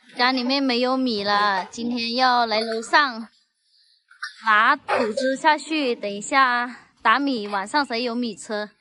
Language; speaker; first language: Chinese; non-native, fluent; Vietnamese